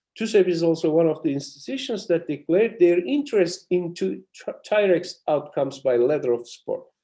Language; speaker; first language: English; non-native, fluent; Turkish